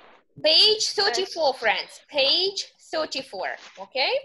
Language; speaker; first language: English; non-native, fluent; Russian